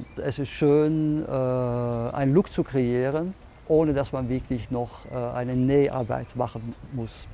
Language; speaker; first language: German; non-native, fluent; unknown